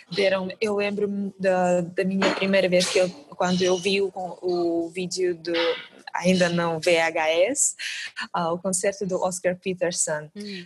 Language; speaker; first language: Portuguese; non-native, fluent; Kazakh